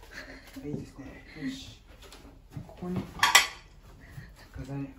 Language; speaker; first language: Japanese; non-native, fluent; English